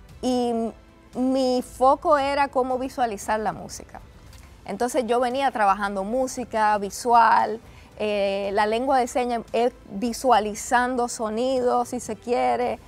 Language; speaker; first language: Spanish; native; Spanish